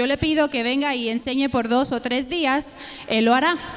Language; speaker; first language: Spanish; native; Spanish